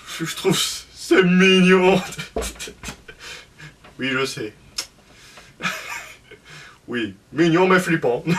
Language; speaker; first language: French; native; French